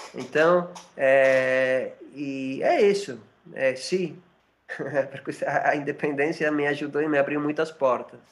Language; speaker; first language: Portuguese; non-native, fluent; French